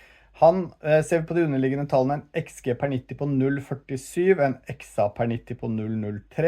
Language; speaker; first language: Norwegian; native; Norwegian